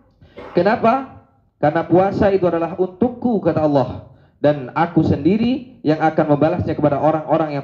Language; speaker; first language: Indonesian; native; Indonesian